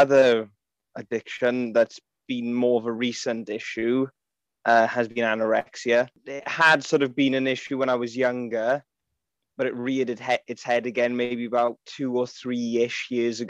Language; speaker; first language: English; native; English